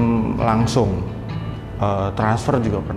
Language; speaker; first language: Indonesian; native; Indonesian